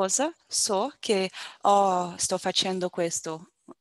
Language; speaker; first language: Italian; non-native, learner; Portuguese